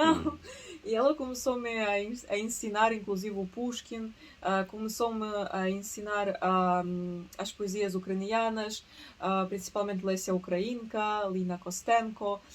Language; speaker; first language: Portuguese; early bilingual, other home language; Russian